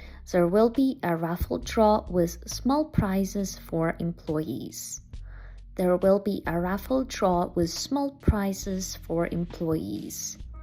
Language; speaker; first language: English; non-native, fluent; Ukrainian